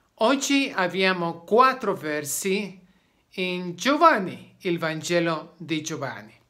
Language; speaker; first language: Italian; non-native, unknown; Spanish